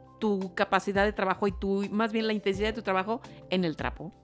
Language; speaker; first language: Spanish; native; Spanish